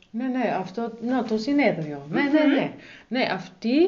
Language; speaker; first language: Greek; non-native, learner; German